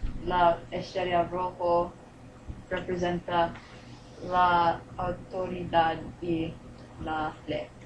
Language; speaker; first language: Spanish; non-native, learner; English